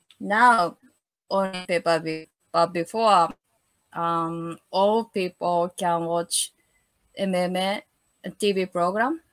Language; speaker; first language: English; non-native, learner; Japanese